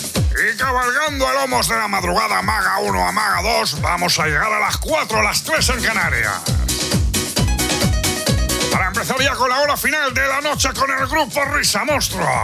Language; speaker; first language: Spanish; native; Spanish